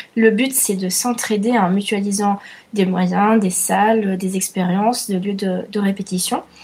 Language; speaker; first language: French; non-native, fluent; Italian